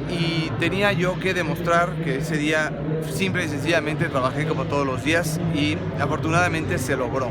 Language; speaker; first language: Spanish; native; Spanish